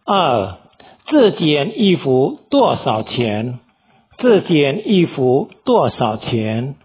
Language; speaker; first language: Chinese; non-native, fluent; Indonesian